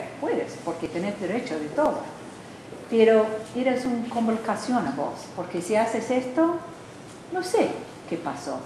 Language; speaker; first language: Spanish; non-native, learner; English